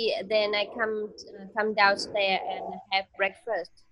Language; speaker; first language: English; non-native, learner; Vietnamese